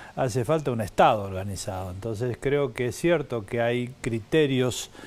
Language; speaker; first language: Spanish; native; Spanish